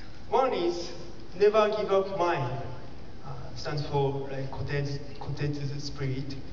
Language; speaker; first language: English; non-native, learner; Japanese